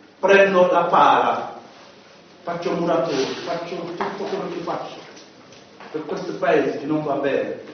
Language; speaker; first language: Italian; non-native, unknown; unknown